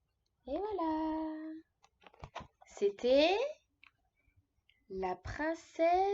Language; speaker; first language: French; native; French